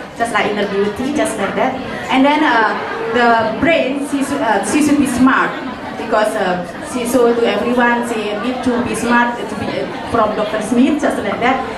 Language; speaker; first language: English; non-native, fluent; Indonesian